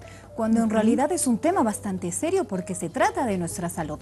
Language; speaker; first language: Spanish; native; Spanish